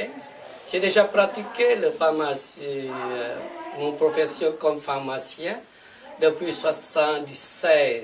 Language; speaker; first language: French; non-native, fluent; Vietnamese